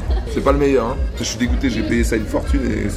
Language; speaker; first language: French; native; French